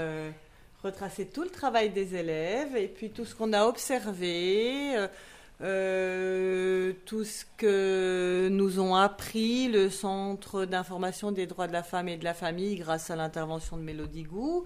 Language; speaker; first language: French; native; French